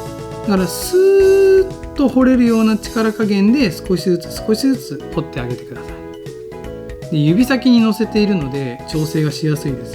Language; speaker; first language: Japanese; native; Japanese